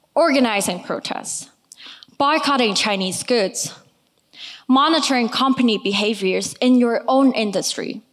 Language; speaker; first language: English; non-native, local second language; Cantonese